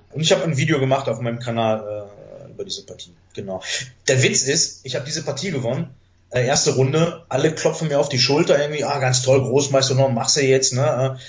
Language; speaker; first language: German; native; German